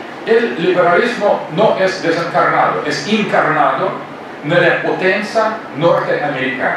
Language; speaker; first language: Spanish; non-native, fluent; Russian